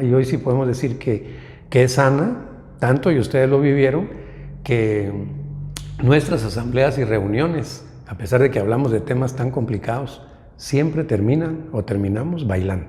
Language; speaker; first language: Spanish; native; Spanish